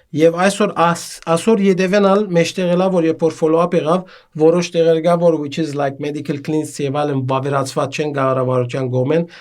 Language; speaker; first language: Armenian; native; Armenian